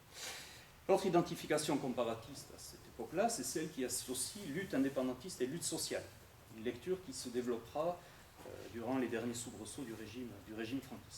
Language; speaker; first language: French; native; French